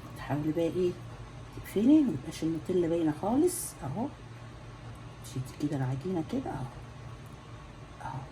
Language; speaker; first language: Arabic; native; Arabic